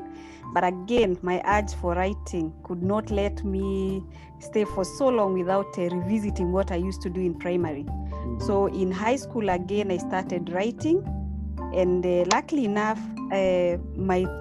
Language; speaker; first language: English; non-native, local second language; Meru